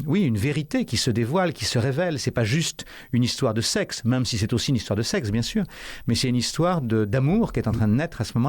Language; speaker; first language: French; native; French